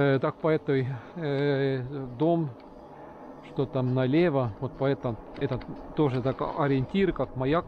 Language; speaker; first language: Russian; non-native, local second language; Estonian